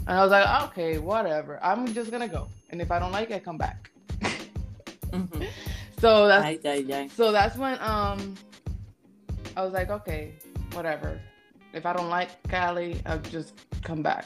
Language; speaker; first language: English; native; English